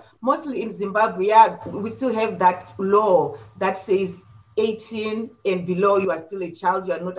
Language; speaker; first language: English; non-native, local second language; Shona